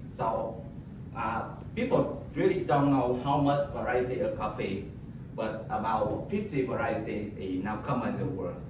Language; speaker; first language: English; non-native, learner; Vietnamese